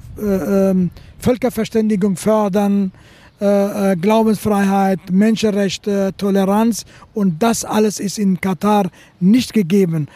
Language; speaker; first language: German; non-native, fluent; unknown